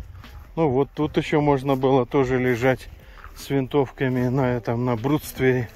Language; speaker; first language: Russian; native; Russian